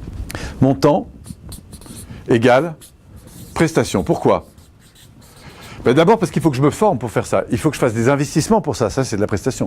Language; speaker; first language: French; native; French